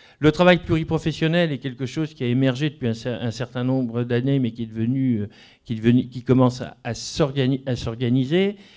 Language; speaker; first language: French; native; French